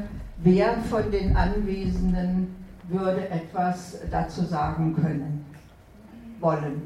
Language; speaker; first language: German; native; German